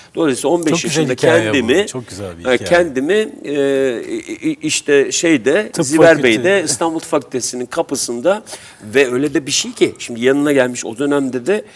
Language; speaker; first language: Turkish; native; Turkish